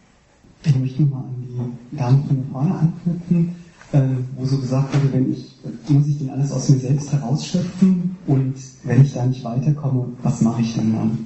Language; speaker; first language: German; native; German